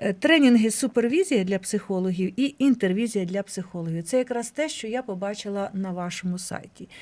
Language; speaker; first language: Ukrainian; native; Ukrainian